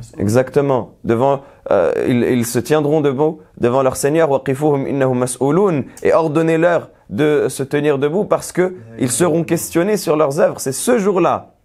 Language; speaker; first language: French; native; French